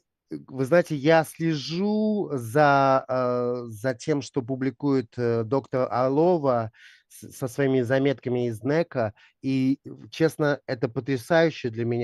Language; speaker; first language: Russian; native; Russian